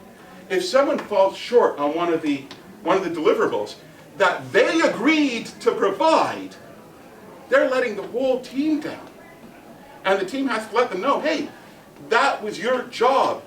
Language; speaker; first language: English; native; English